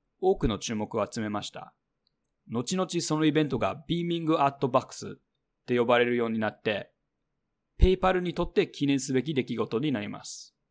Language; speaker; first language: Japanese; non-native, fluent; English